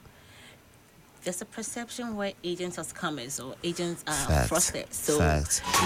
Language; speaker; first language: English; non-native, local second language; Akan